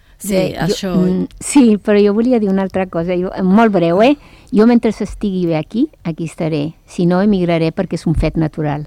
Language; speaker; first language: Catalan; early bilingual, other home language; Arabic